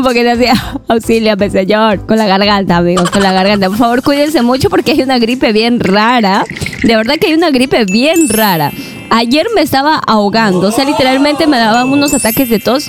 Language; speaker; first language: Spanish; native; Spanish